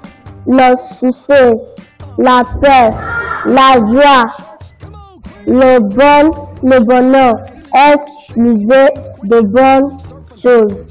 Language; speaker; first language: French; non-native, learner; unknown